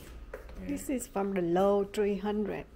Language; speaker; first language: English; non-native, learner; Vietnamese